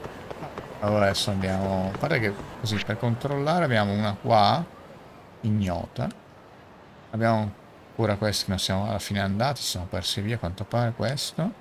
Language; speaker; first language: Italian; native; Italian